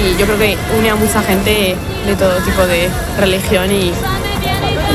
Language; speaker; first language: Spanish; non-native, fluent; French